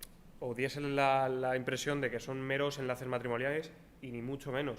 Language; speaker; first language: Spanish; native; Spanish